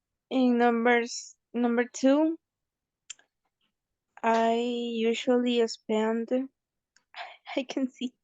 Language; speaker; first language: English; non-native, learner; Spanish